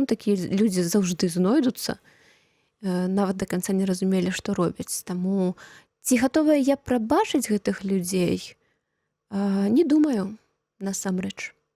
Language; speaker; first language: Belarusian; native; Belarusian